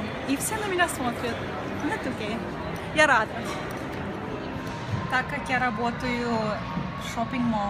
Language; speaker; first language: Russian; early bilingual, heritage; Russian